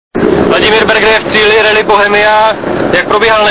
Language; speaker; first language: Czech; native; Czech